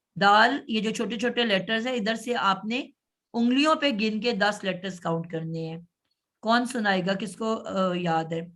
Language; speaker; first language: Urdu; native; Urdu